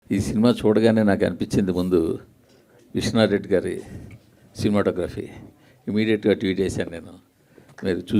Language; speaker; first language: Telugu; native; Telugu